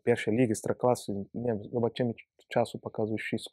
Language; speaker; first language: Polish; non-native, learner; Portuguese